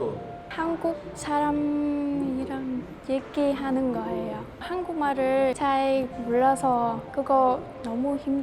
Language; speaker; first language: Korean; non-native, learner; Vietnamese